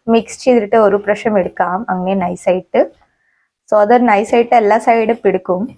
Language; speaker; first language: Malayalam; non-native, local second language; Hindi